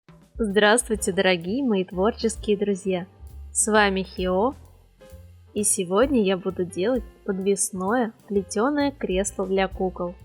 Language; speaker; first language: Russian; native; Russian